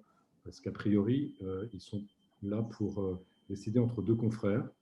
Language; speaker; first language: French; native; French